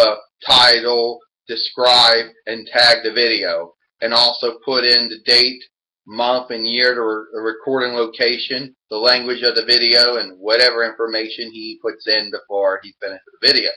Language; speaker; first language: English; native; English